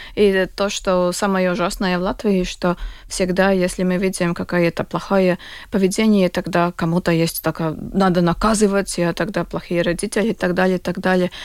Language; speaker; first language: Russian; non-native, local second language; Latvian